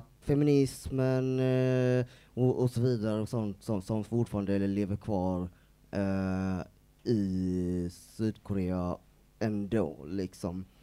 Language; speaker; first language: Swedish; native; Swedish